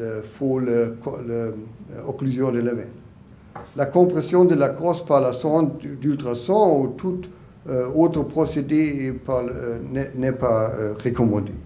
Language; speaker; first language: French; non-native, learner; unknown